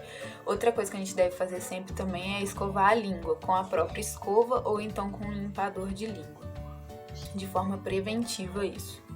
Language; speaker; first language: Portuguese; native; Portuguese